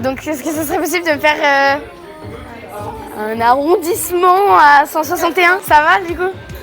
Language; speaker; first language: French; native; French